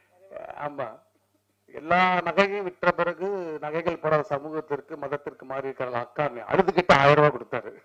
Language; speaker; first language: Tamil; native; Tamil